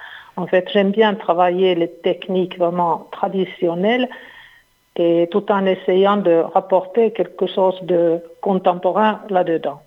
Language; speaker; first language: French; non-native, fluent; Finnish